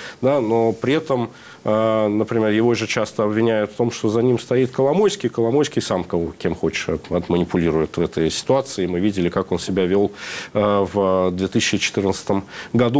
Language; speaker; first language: Russian; native; Russian